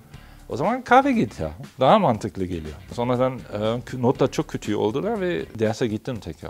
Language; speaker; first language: Turkish; non-native, fluent; German